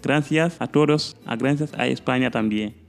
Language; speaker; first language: Spanish; non-native, learner; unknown